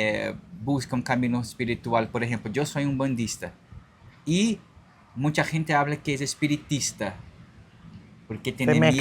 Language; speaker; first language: Spanish; non-native, learner; Portuguese